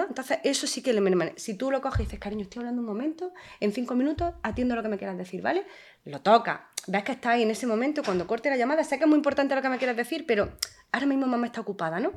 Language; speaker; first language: Spanish; native; Spanish